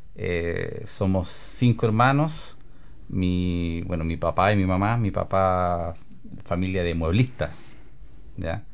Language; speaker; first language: Spanish; native; Spanish